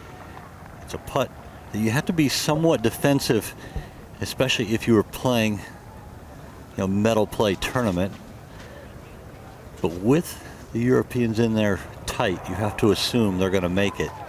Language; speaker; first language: English; native; English